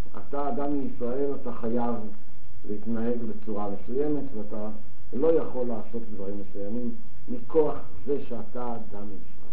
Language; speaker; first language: Hebrew; native; Hebrew